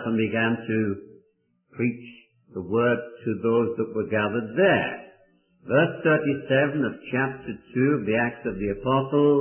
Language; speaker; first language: English; native; English